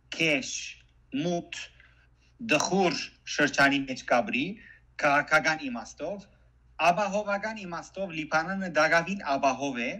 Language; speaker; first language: Armenian; early bilingual, heritage; Armenian